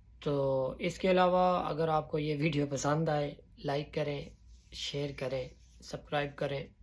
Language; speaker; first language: Urdu; non-native, local second language; Punjabi